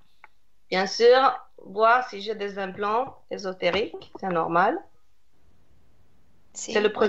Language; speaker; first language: French; non-native, fluent; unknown